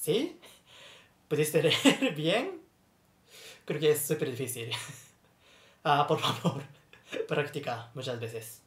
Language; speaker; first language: Spanish; non-native, learner; Japanese